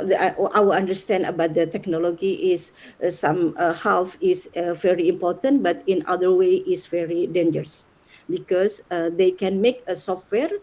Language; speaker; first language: English; non-native, learner; Indonesian